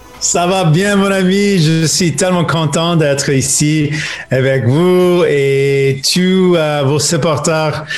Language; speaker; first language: French; non-native, local second language; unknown